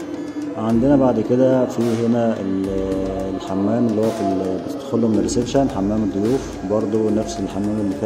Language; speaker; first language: Arabic; native; Arabic